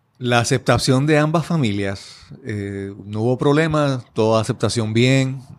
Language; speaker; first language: Spanish; native; Spanish